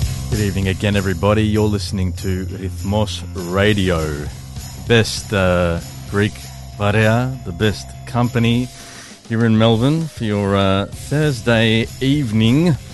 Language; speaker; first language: English; early bilingual, other home language; Greek